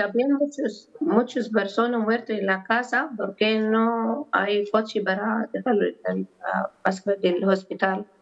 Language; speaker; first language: Spanish; non-native, learner; Arabic